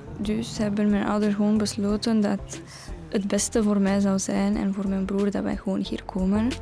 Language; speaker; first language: Dutch; early bilingual, other home language; Romanian